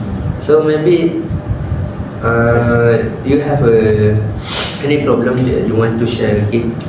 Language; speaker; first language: English; non-native, learner; Malay